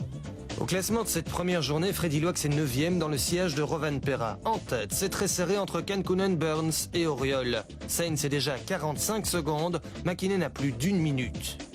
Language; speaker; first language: French; native; French